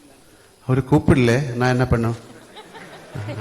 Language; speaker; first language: Tamil; non-native, learner; Malayalam